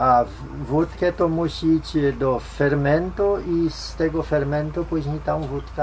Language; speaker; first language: Polish; early bilingual, heritage; Polish